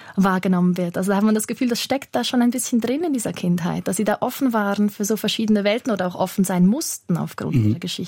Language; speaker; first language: German; native; German